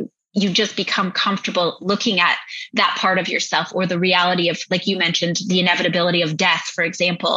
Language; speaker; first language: English; native; English